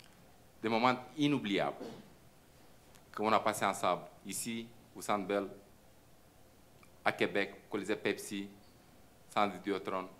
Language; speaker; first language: French; non-native, fluent; Romanian